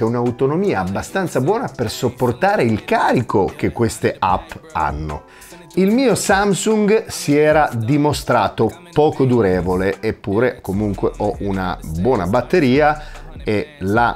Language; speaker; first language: Italian; native; Italian